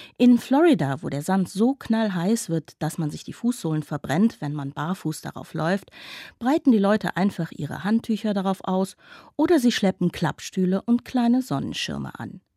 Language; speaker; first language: German; native; German